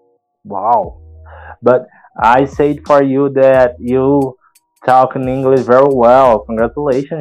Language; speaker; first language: English; non-native, learner; Portuguese